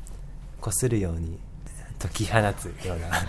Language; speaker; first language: Japanese; native; Japanese